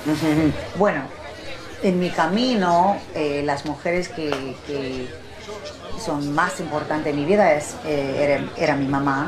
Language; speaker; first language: Spanish; early bilingual, heritage; Spanish